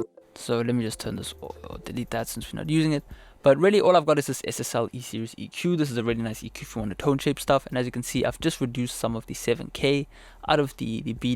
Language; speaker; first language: English; native; English